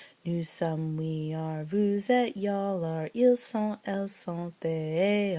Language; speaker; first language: French; non-native, learner; English